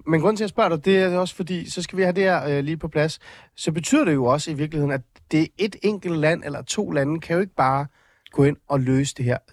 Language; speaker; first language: Danish; native; Danish